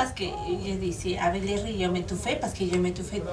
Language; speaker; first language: French; non-native, learner; Spanish